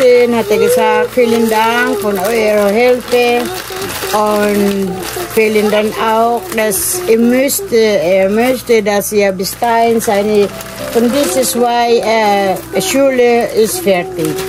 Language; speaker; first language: German; non-native, learner; Filipino